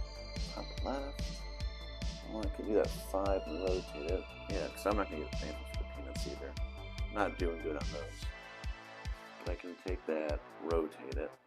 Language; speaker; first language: English; native; English